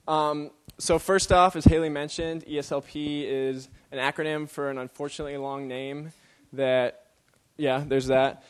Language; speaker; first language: English; native; English